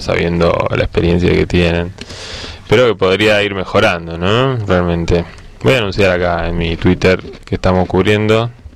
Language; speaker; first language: Spanish; native; Spanish